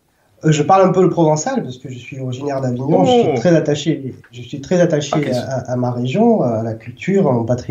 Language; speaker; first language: French; native; French